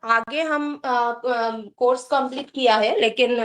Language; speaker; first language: Hindi; non-native, local second language; Bangla